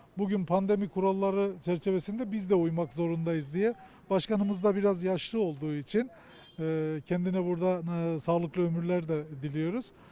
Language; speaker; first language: Turkish; native; Turkish